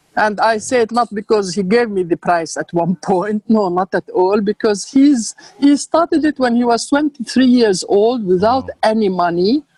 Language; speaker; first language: English; non-native, fluent; Arabic